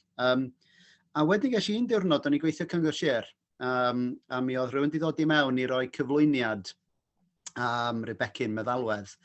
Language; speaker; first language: Welsh; non-native, local second language; English